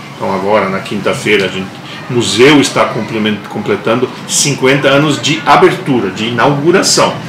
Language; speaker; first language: Portuguese; non-native, local second language; German